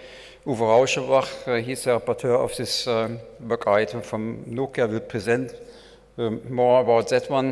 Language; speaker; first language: English; non-native, fluent; German